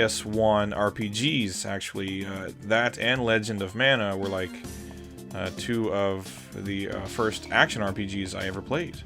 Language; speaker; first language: English; native; English